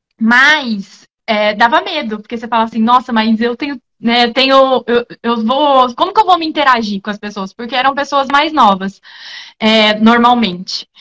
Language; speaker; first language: Portuguese; native; Portuguese